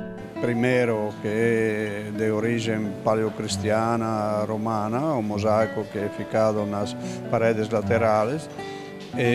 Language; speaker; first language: Portuguese; non-native, learner; Italian